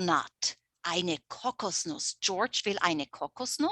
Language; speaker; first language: German; non-native, fluent; English